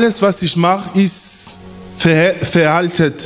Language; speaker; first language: German; non-native, fluent; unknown